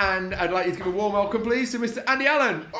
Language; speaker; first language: English; native; English